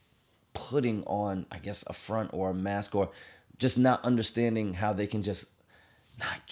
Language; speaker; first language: English; native; English